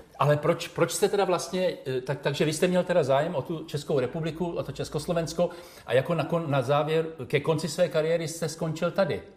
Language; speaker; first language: Czech; native; Czech